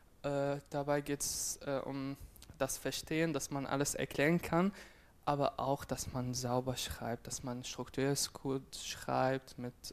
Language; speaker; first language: German; non-native, fluent; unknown